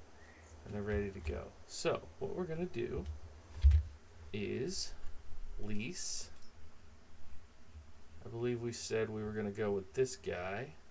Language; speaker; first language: English; native; English